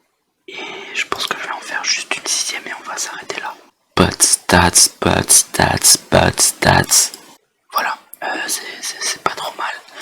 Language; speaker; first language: French; native; French